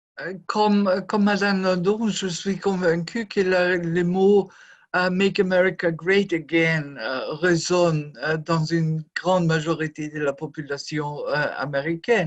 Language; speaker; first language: French; non-native, fluent; German